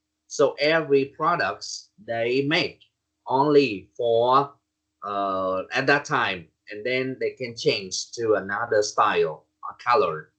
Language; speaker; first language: English; non-native, learner; Vietnamese